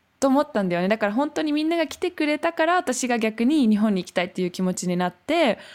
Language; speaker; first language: Japanese; early bilingual, heritage; German